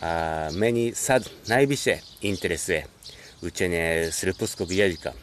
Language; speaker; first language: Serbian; non-native, learner; Japanese